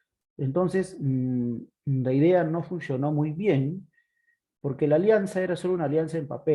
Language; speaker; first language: Spanish; native; Spanish